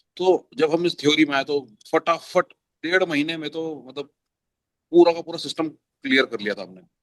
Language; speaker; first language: Hindi; native; Hindi